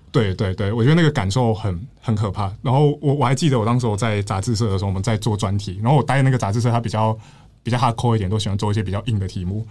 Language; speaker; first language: Chinese; native; Chinese